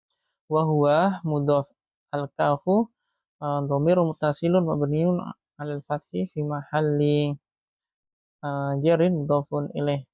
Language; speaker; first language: Arabic; non-native, fluent; Indonesian